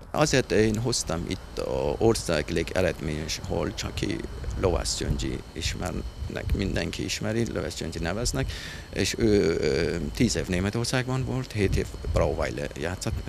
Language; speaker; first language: Hungarian; non-native, learner; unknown